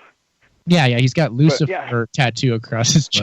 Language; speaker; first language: English; native; English